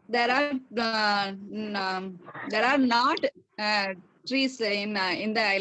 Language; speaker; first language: English; non-native, learner; Tamil